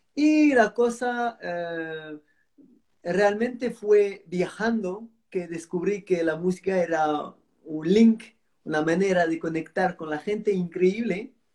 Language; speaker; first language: Spanish; non-native, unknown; French